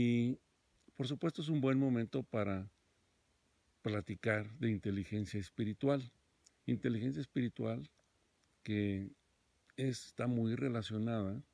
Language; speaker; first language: Spanish; native; Spanish